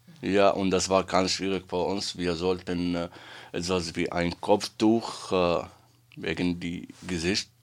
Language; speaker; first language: German; non-native, learner; Arabic